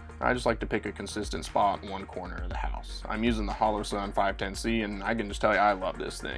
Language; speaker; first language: English; native; English